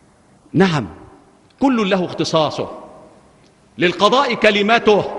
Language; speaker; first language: Arabic; native; Arabic